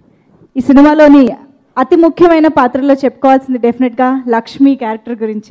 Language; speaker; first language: Telugu; native; Telugu